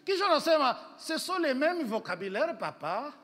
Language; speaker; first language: French; non-native, local second language; Swahili